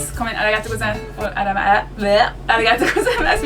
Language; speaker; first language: Japanese; non-native, learner; English